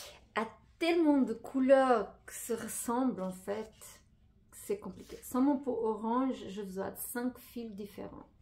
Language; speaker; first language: French; non-native, fluent; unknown